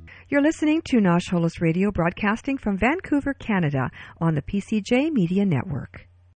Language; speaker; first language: English; early bilingual, other home language; Ukrainian